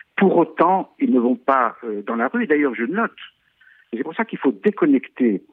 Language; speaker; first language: French; native; French